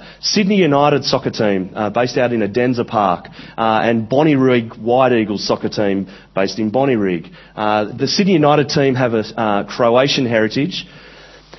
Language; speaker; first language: English; native; English